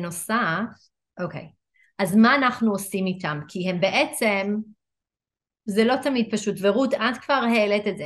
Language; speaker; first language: Hebrew; non-native, fluent; English